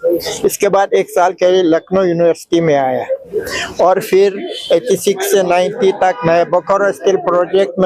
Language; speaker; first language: Hindi; non-native, fluent; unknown